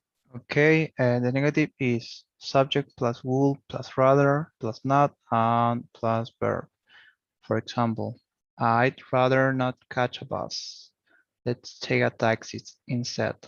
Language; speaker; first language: English; non-native, learner; Spanish